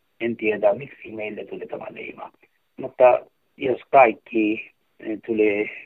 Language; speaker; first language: Finnish; non-native, learner; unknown